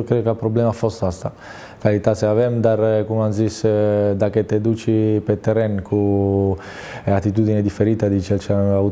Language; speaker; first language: Romanian; non-native, learner; Italian